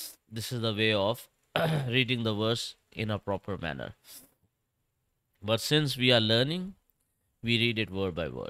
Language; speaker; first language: English; non-native, local second language; Urdu